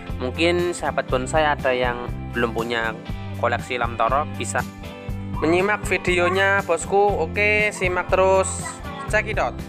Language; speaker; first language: Indonesian; non-native, local second language; Javanese